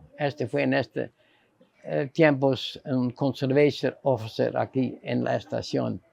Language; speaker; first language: Spanish; non-native, fluent; Dutch